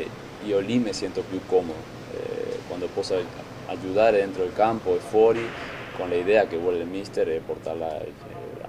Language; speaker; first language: Italian; non-native, fluent; Spanish